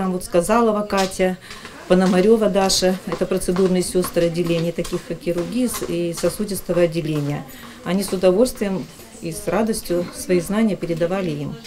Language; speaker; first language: Russian; native; Russian